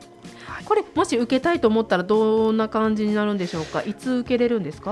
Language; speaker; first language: Japanese; native; Japanese